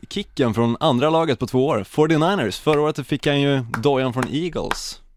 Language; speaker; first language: Swedish; native; Swedish